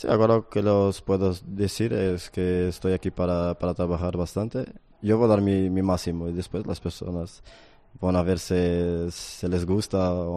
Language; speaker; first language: Spanish; non-native, fluent; Portuguese